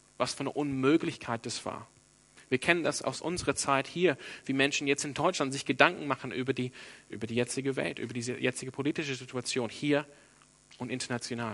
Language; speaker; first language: German; non-native, fluent; English